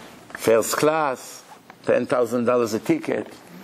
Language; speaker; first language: English; non-native, fluent; Hebrew